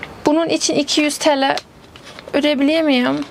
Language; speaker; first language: Turkish; non-native, learner; German